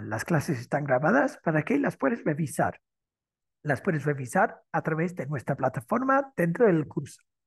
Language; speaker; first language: Spanish; non-native, fluent; English